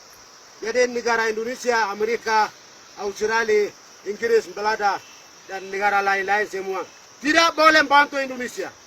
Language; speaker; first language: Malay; non-native, local second language; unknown